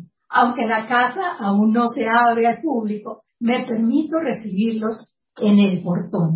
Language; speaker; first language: Spanish; native; Spanish